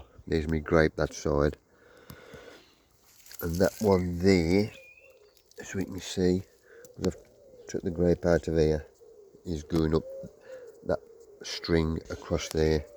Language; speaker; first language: English; native; English